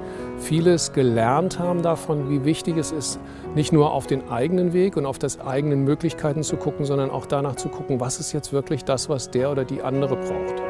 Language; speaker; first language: German; native; German